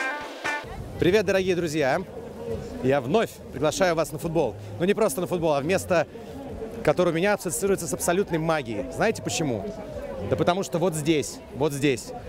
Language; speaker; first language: Russian; native; Russian